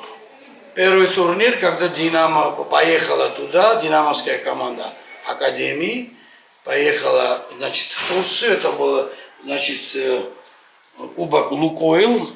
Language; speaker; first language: Russian; non-native, fluent; Georgian